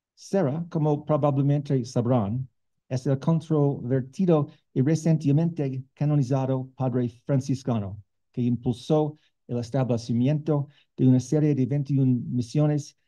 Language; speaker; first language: Spanish; non-native, learner; English